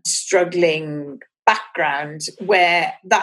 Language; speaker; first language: English; native; English